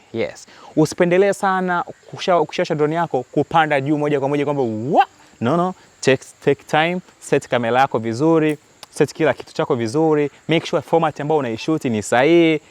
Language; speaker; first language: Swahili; native; Swahili